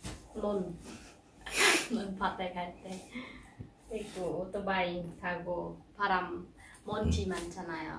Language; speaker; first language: Korean; non-native, fluent; Khmer